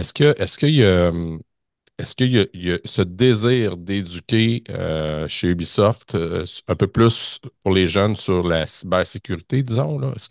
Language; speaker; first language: French; native; French